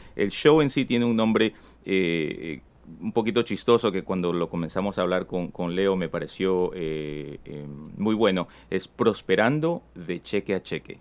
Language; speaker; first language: Spanish; native; Spanish